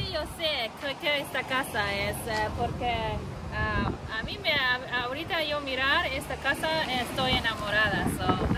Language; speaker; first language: Spanish; non-native, learner; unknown